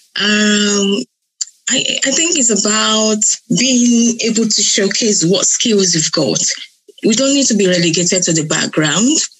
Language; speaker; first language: English; non-native, local second language; Yoruba